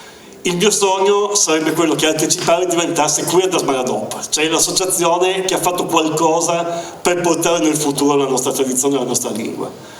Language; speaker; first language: Italian; native; Italian